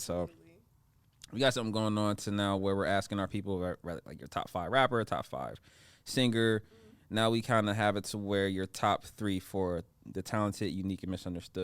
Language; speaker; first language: English; native; English